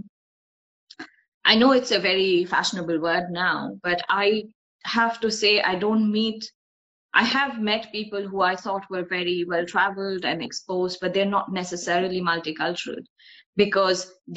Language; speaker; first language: English; non-native, local second language; Bangla